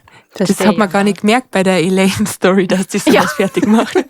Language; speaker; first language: German; native; German